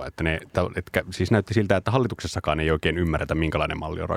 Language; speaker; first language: Finnish; native; Finnish